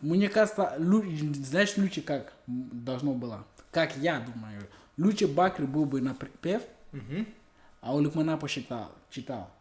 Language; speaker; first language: Russian; non-native, fluent; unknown